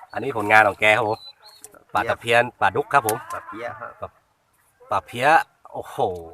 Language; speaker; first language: Thai; native; Thai